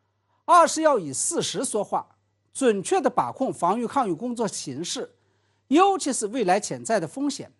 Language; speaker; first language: Chinese; native; Chinese